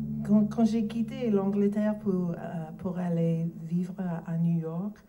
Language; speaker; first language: French; non-native, learner; English